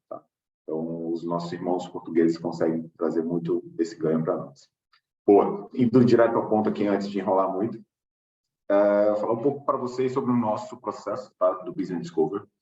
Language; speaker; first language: Portuguese; native; Portuguese